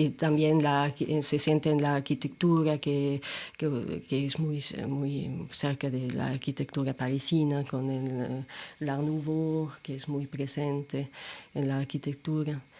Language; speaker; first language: Spanish; non-native, fluent; German